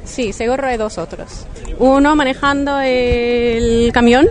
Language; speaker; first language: Spanish; non-native, learner; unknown